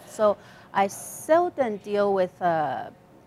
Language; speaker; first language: English; non-native, learner; Chinese